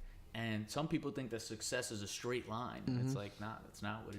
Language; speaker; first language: English; native; English